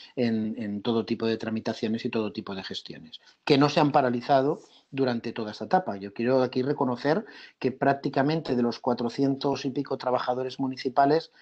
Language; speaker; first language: Spanish; native; Spanish